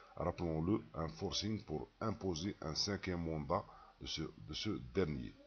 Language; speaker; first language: French; non-native, local second language; Arabic